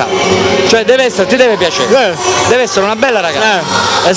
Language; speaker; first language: Italian; native; Italian